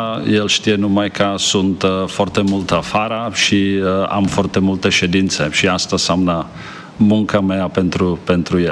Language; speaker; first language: Romanian; non-native, learner; Czech